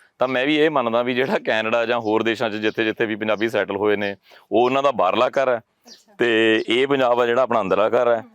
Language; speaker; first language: Punjabi; native; Punjabi